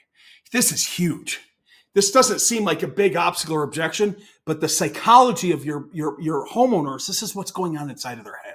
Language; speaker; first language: English; native; English